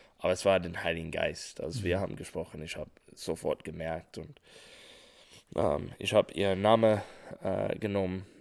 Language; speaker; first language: German; non-native, fluent; English